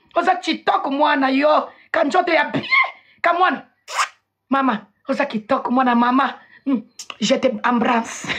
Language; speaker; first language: Lingala; non-native, local second language; Swahili